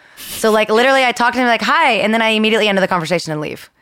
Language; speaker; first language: English; early bilingual, other home language; Spanish